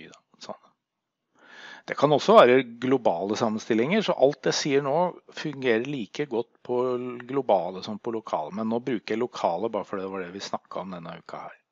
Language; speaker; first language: Norwegian; native; Norwegian